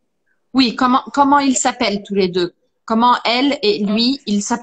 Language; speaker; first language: French; non-native, fluent; Portuguese